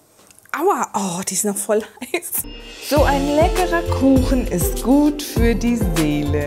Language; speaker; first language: German; native; German